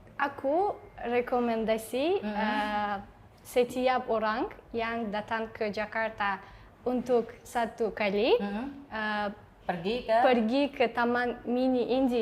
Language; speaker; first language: Indonesian; non-native, learner; Tajik